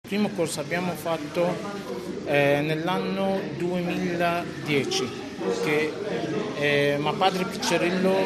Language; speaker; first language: Italian; non-native, fluent; Arabic